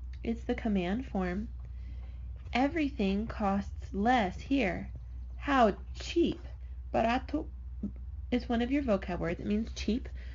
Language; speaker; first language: English; native; English